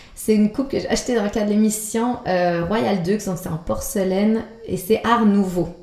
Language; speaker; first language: French; native; French